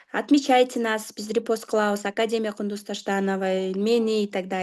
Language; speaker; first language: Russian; non-native, local second language; Kyrgyz